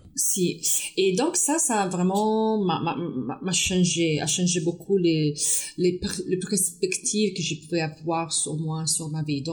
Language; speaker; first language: French; non-native, fluent; Italian